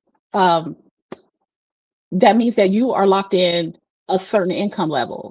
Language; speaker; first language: English; native; English